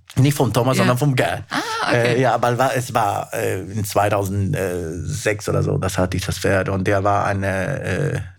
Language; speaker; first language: German; non-native, fluent; Spanish